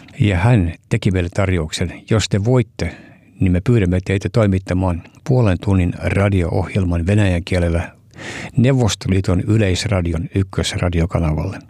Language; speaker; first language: Finnish; early bilingual, heritage; Finnish